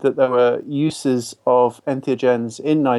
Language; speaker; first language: English; native; English